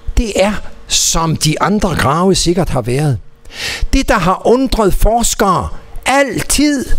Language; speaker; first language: Danish; native; Danish